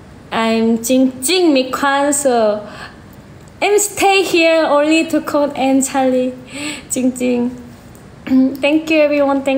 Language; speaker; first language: English; non-native, learner; Korean